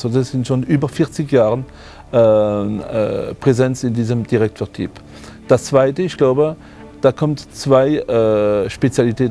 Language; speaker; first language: German; non-native, fluent; French